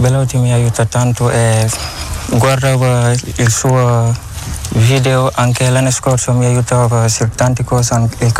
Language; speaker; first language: Italian; non-native, fluent; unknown